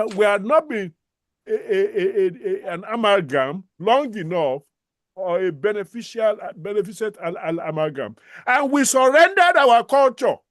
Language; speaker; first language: English; non-native, local second language; Yoruba